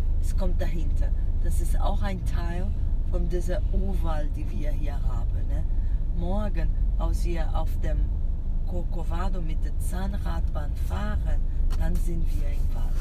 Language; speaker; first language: German; non-native, fluent; Portuguese